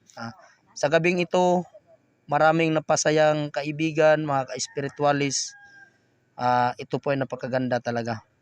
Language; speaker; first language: Filipino; non-native, local second language; Cebuano